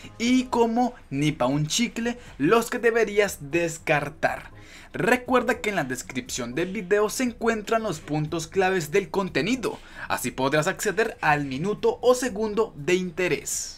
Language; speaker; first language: Spanish; native; Spanish